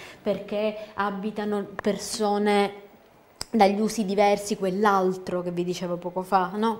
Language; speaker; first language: Italian; native; Italian